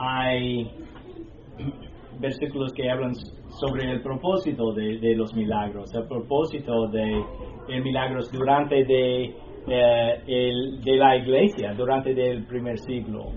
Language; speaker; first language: Spanish; non-native, learner; English